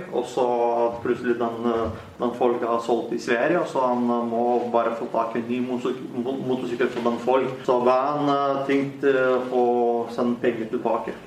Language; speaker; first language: Norwegian; non-native, learner; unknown